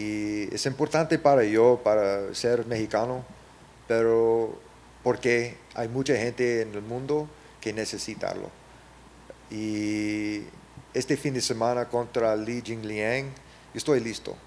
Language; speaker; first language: Spanish; non-native, learner; English